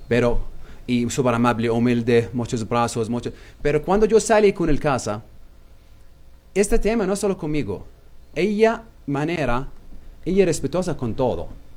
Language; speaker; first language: Spanish; non-native, learner; Arabic